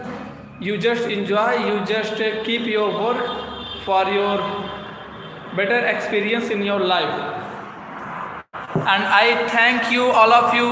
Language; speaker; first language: English; non-native, learner; Hindi